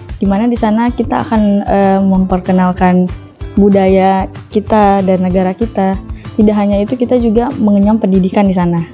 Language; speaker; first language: Indonesian; native; Indonesian